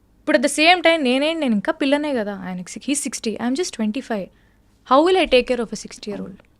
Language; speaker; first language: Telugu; native; Telugu